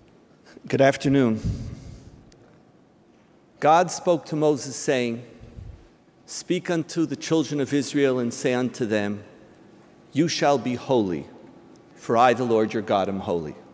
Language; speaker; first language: English; native; English